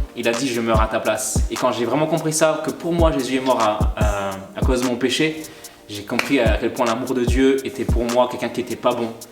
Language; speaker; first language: French; early bilingual, other home language; Malagasy